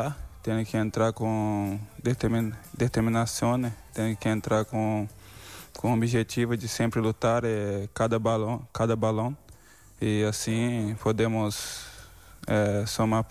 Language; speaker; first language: Spanish; non-native, learner; Portuguese